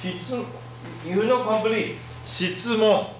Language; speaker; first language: English; non-native, fluent; Japanese